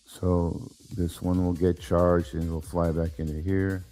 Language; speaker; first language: English; native; English